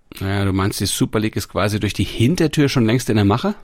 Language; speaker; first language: German; native; German